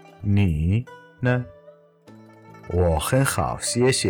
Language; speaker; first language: Chinese; non-native, fluent; Arabic